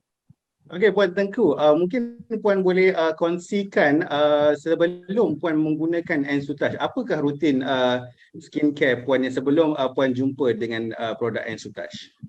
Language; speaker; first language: Malay; native; Malay